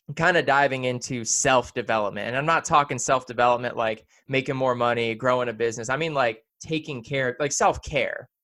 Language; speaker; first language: English; native; English